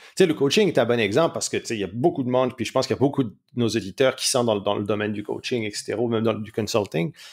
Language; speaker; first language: French; native; French